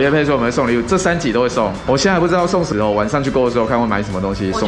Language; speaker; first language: Chinese; native; Chinese